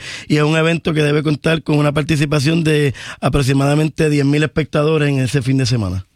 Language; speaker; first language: Spanish; native; Spanish